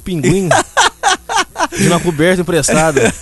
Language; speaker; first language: Portuguese; native; Portuguese